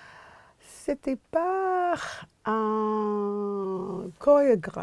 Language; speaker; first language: French; non-native, fluent; English